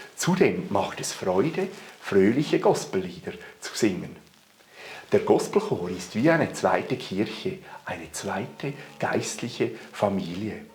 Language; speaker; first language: German; native; German